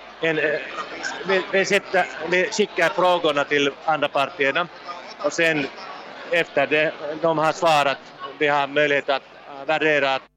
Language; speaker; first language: Swedish; non-native, local second language; Finnish